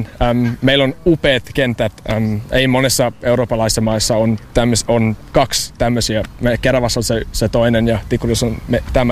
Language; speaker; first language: Finnish; non-native, fluent; English